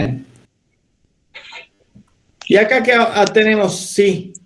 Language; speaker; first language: Spanish; native; Spanish